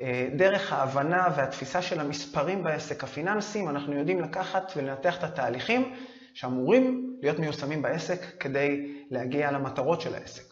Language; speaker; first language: Hebrew; native; Hebrew